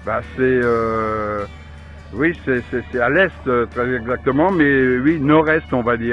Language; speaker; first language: French; native; French